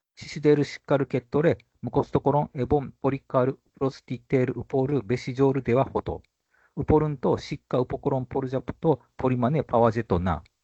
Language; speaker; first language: Bangla; non-native, fluent; Japanese